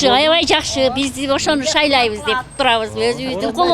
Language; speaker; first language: Kyrgyz; non-native, local second language; Uzbek